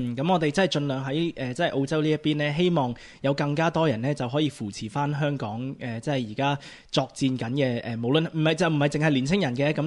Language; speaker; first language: Cantonese; early bilingual, heritage; Cantonese